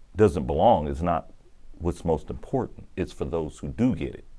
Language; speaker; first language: English; native; English